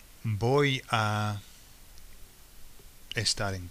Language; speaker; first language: Spanish; non-native, fluent; English